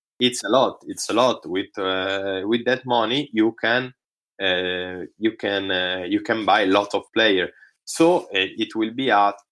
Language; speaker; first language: English; non-native, learner; Italian